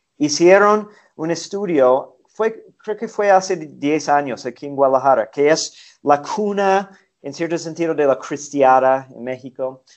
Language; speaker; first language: Spanish; non-native, fluent; English